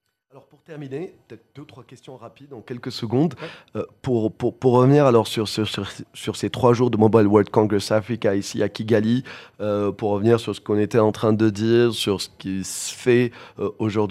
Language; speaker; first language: French; non-native, local second language; Arabic